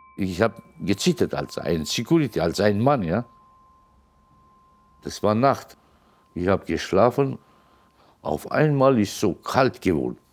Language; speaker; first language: German; non-native, local second language; Turkish